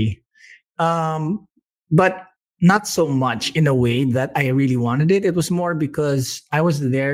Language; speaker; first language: English; non-native, local second language; Filipino